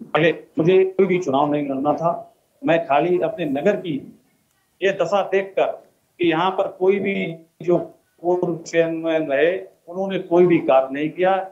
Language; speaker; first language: Hindi; native; Hindi